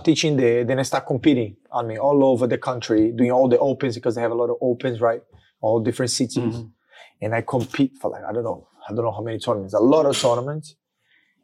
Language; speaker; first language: English; non-native, fluent; Portuguese